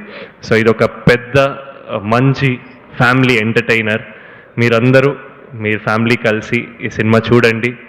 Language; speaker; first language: Telugu; non-native, learner; Kannada